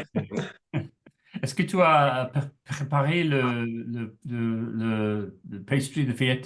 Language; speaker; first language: French; non-native, learner; English